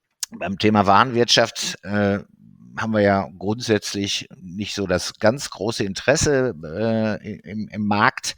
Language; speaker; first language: German; native; German